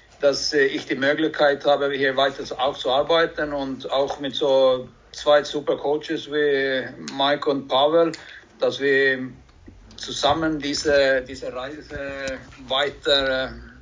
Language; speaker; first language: German; non-native, learner; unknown